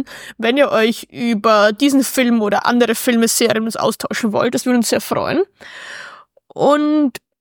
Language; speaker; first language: German; native; German